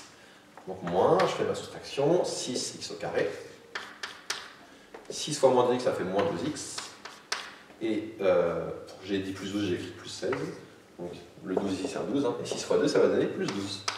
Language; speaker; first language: French; native; French